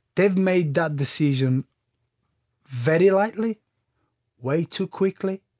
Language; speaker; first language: English; non-native, fluent; Bulgarian